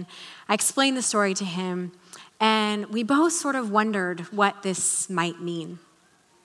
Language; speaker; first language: English; native; English